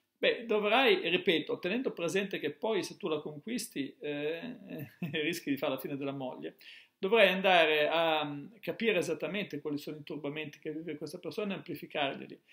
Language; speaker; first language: Italian; native; Italian